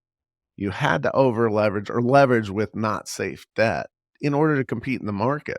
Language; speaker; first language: English; native; English